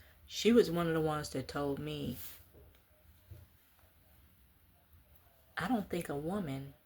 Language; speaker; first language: English; native; English